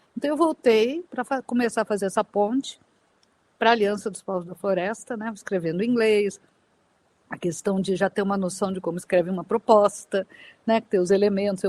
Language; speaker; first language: Portuguese; native; Portuguese